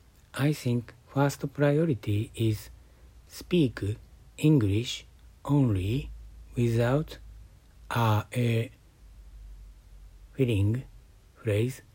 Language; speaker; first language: English; non-native, learner; Japanese